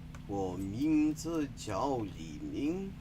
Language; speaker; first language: Chinese; non-native, learner; English